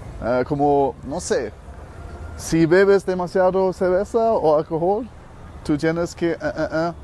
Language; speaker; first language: Spanish; non-native, learner; German